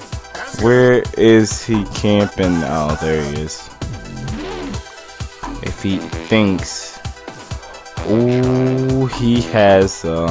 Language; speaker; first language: English; native; English